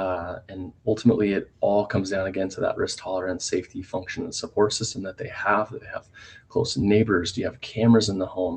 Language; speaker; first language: English; native; English